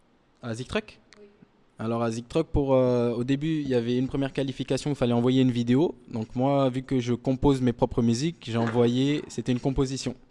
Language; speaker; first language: French; native; French